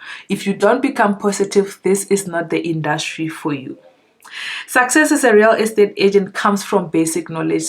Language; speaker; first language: English; non-native, local second language; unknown